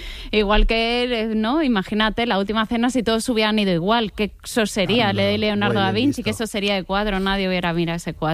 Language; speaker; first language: Spanish; native; Spanish